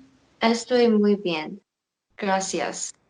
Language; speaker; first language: Spanish; non-native, learner; Korean